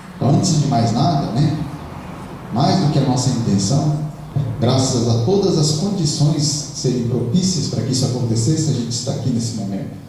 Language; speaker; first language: Portuguese; native; Portuguese